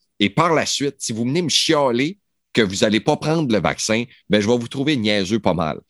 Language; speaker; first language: French; native; French